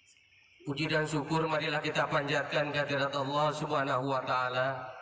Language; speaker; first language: Indonesian; native; Indonesian